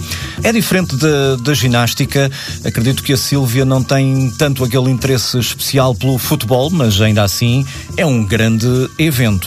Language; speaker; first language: Portuguese; native; Portuguese